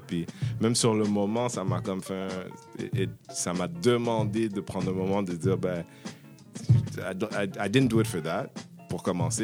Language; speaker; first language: French; early bilingual, heritage; French